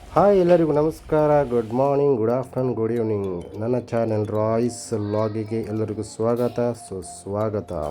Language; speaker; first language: Kannada; non-native, local second language; Konkani